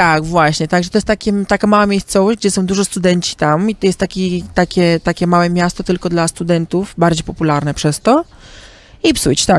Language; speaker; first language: Polish; early bilingual, heritage; Polish